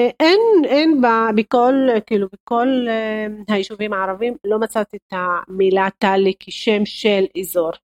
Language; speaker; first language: Hebrew; non-native, local second language; Arabic